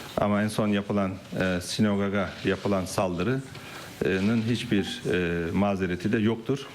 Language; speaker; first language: Turkish; native; Turkish